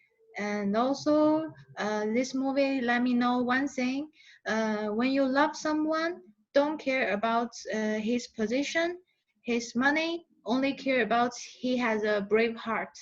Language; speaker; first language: English; non-native, learner; Chinese